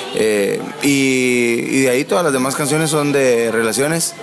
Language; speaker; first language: Spanish; native; Spanish